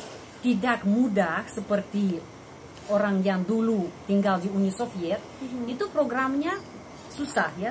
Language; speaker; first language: Indonesian; non-native, fluent; Russian